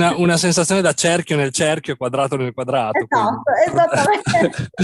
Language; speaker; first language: Italian; native; Italian